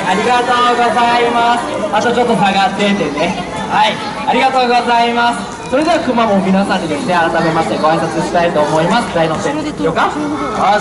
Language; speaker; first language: Japanese; native; Japanese